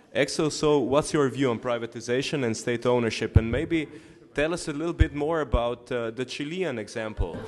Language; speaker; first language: English; non-native, fluent; Slovenian